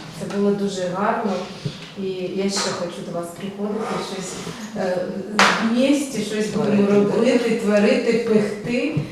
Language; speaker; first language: Ukrainian; non-native, local second language; Russian